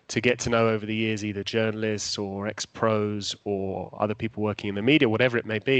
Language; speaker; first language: English; native; English